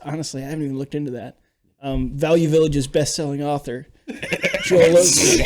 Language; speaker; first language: English; native; English